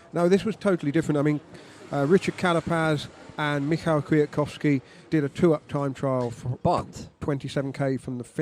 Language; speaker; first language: English; native; English